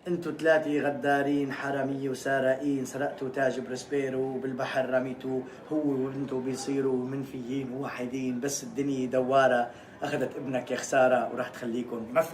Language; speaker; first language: Arabic; native; Arabic